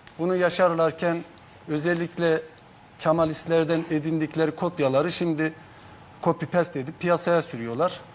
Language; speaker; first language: Turkish; non-native, local second language; Zaza